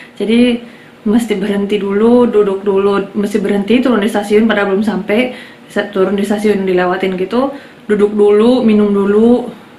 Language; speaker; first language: Indonesian; native; Indonesian